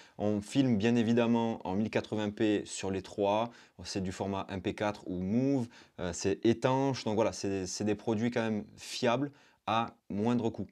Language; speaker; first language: French; native; French